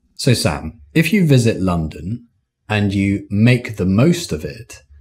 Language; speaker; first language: English; native; English